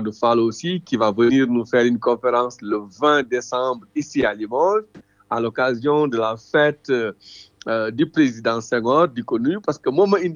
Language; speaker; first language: French; non-native, local second language; Wolof